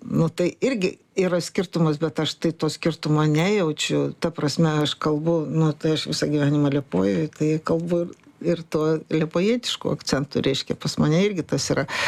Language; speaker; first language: Lithuanian; early bilingual, heritage; Lithuanian